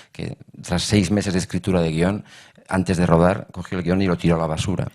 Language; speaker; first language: Spanish; native; Spanish